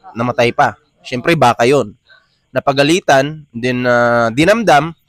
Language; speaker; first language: Filipino; native; Filipino